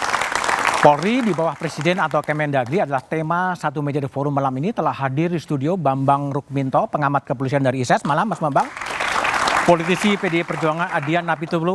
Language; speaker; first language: Indonesian; native; Indonesian